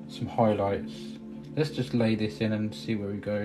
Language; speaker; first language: English; native; English